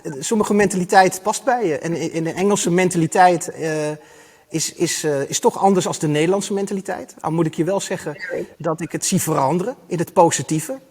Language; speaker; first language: Dutch; native; Dutch